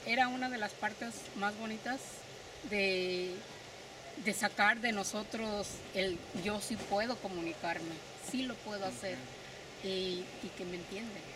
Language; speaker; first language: Spanish; native; Spanish